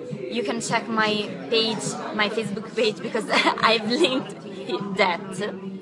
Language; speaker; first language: English; non-native, fluent; Italian